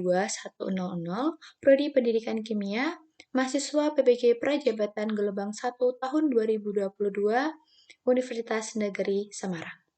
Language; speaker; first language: Indonesian; native; Indonesian